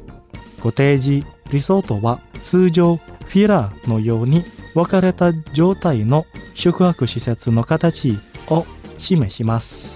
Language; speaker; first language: Japanese; non-native, fluent; Indonesian